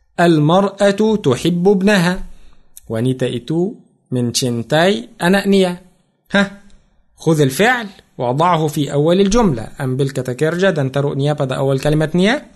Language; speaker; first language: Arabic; non-native, fluent; Indonesian